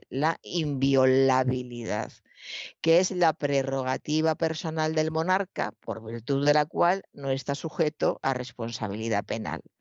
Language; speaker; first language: Spanish; native; Spanish